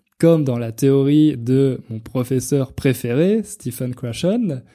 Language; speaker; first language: French; native; French